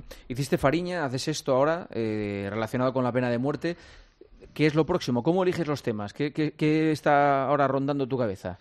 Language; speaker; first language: Spanish; native; Spanish